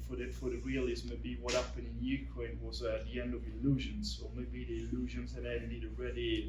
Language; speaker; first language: English; non-native, fluent; Italian